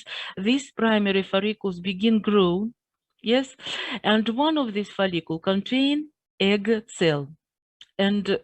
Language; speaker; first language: English; non-native, fluent; Russian